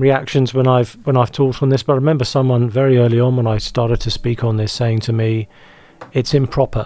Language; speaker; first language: English; native; English